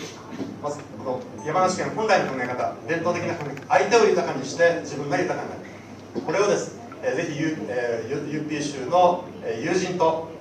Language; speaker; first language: Japanese; native; Japanese